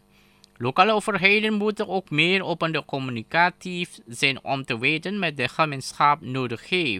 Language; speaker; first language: Dutch; non-native, fluent; Indonesian